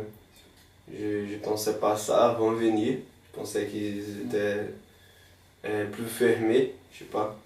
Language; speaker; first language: French; non-native, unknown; Portuguese